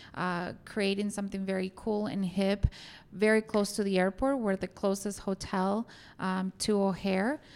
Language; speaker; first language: English; non-native, fluent; Spanish